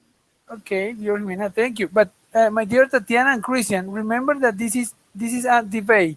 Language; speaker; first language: English; non-native, fluent; Spanish